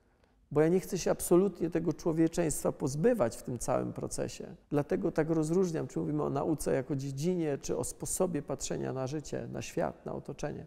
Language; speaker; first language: Polish; native; Polish